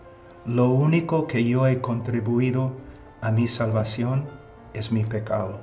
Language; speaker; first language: Spanish; non-native, fluent; English